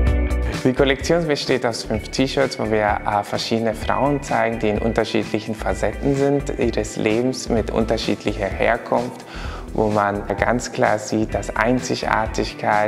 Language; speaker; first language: German; non-native, fluent; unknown